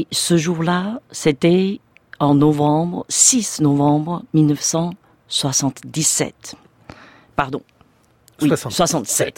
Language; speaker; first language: French; non-native, fluent; Chinese